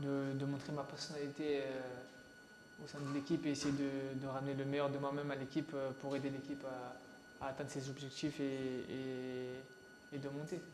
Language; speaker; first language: French; early bilingual, other home language; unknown